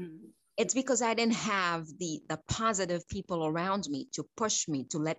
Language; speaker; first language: English; non-native, fluent; Haitian Creole